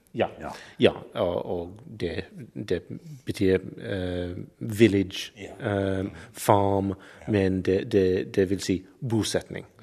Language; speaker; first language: Norwegian; non-native, learner; English